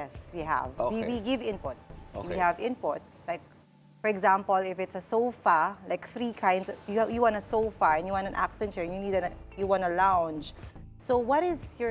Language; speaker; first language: English; non-native, local second language; Pampanga